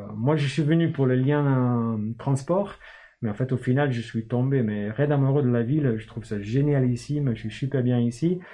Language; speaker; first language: French; non-native, fluent; English